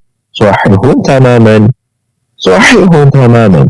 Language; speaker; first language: Arabic; non-native, learner; Amharic